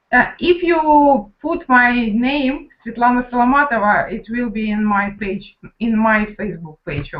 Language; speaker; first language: English; non-native, learner; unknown